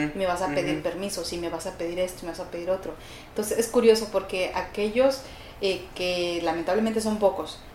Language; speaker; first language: Spanish; native; Spanish